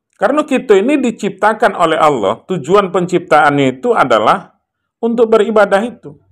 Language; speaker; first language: Indonesian; non-native, local second language; Minangkabau